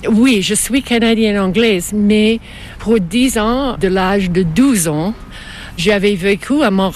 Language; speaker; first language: French; non-native, fluent; English